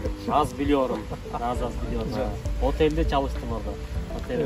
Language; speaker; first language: Turkish; non-native, learner; Kyrgyz